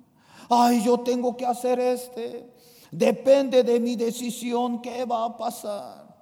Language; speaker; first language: Spanish; non-native, fluent; Korean